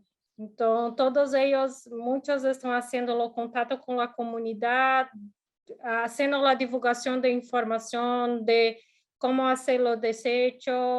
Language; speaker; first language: Spanish; non-native, learner; Portuguese